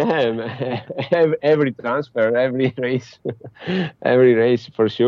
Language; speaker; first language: English; non-native, fluent; Italian